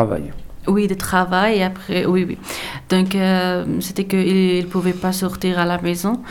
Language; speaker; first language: French; non-native, learner; Persian